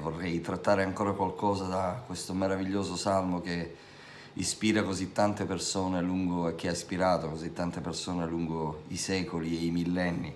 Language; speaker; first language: Italian; native; Italian